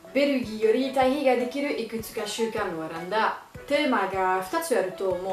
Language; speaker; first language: Japanese; non-native, learner; French